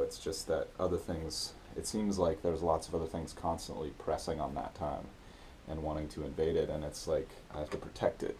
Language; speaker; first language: English; native; English